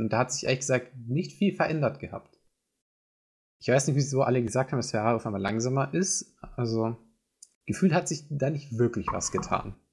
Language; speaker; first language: German; native; German